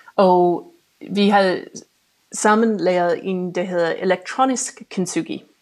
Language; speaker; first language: Danish; non-native, fluent; English